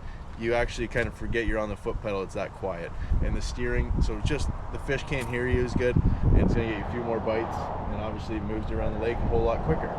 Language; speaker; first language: English; native; English